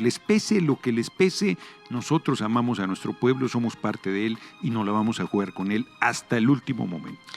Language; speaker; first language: Spanish; native; Spanish